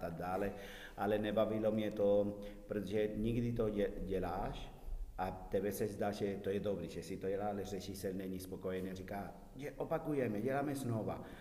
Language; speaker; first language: Czech; non-native, learner; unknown